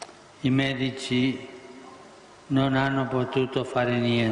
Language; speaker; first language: Italian; non-native, fluent; Spanish